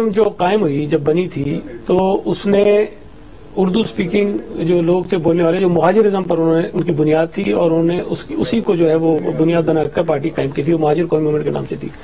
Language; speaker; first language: Urdu; native; Urdu